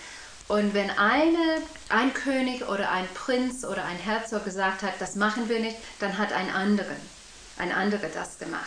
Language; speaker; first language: German; non-native, fluent; English